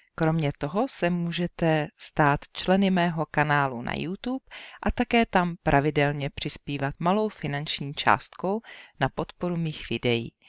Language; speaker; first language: Czech; native; Czech